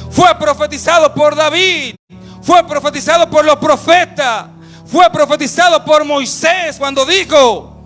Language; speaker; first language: Spanish; native; Spanish